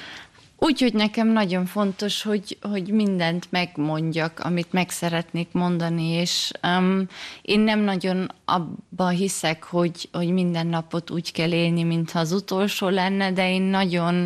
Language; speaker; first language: Hungarian; early bilingual, heritage; German